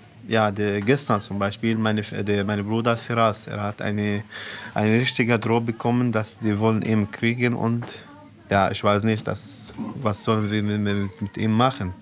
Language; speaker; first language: German; non-native, fluent; Arabic